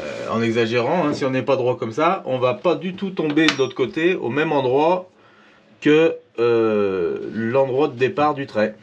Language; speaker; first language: French; native; French